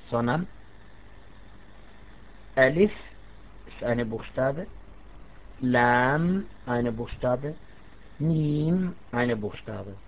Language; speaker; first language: German; non-native, fluent; Arabic